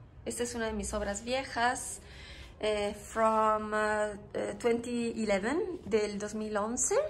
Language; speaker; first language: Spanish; non-native, fluent; Italian